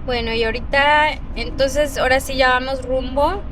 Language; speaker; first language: Spanish; early bilingual, heritage; Spanish